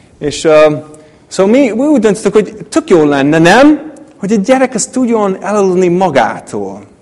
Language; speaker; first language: Hungarian; non-native, fluent; English